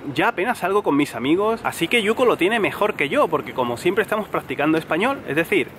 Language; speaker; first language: Spanish; native; Spanish